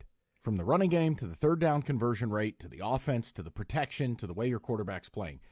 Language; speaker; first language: English; native; English